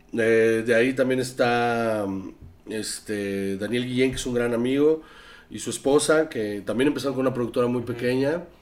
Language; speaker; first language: Spanish; native; Spanish